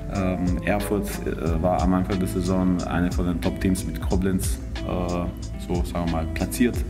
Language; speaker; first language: German; non-native, fluent; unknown